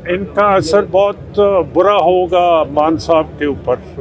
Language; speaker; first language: Hindi; non-native, local second language; Punjabi